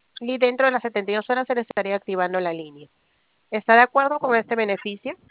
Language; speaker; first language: Spanish; native; Spanish